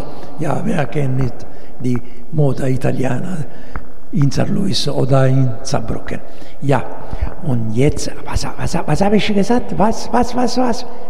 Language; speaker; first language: German; non-native, learner; Italian